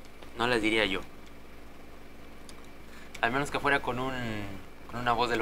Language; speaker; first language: Spanish; native; Spanish